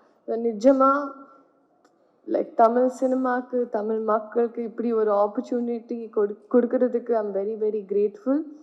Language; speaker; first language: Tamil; non-native, fluent; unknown